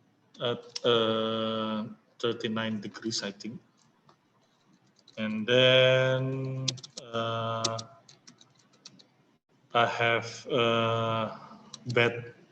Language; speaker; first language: English; non-native, learner; Indonesian